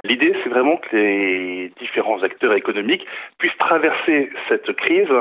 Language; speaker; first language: French; native; French